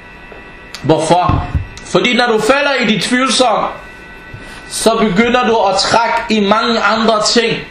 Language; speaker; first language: Danish; early bilingual, other home language; Arabic